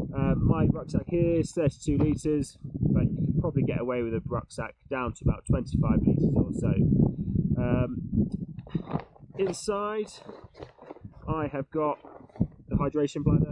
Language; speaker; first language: English; native; English